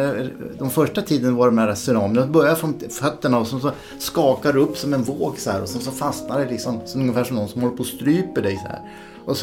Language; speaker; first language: Swedish; native; Swedish